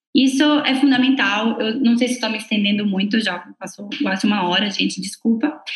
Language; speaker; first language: Portuguese; non-native, fluent; Italian